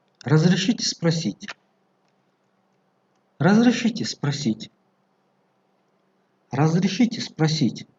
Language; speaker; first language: Russian; non-native, fluent; Tajik